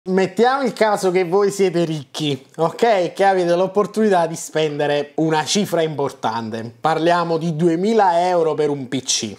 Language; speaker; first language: Italian; native; Italian